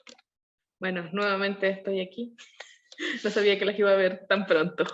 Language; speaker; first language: Spanish; non-native, learner; Korean